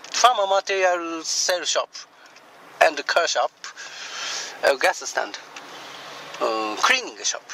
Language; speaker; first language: English; non-native, learner; Japanese